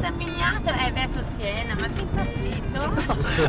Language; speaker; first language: Italian; native; Italian